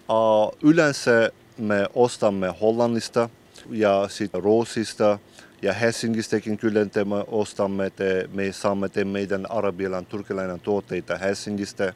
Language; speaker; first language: Finnish; non-native, learner; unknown